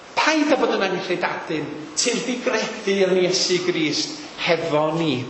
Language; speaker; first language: Welsh; native; Welsh